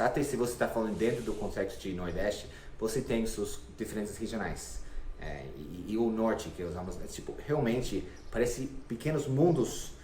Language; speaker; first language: Portuguese; non-native, fluent; English